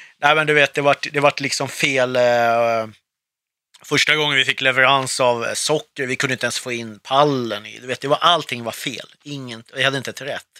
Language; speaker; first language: Swedish; early bilingual, other home language; Arabic